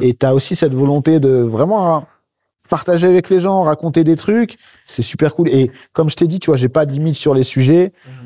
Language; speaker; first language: French; native; French